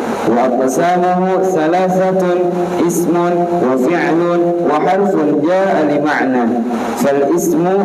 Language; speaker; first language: Arabic; non-native, learner; Indonesian